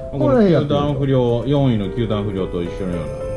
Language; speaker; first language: Japanese; native; Japanese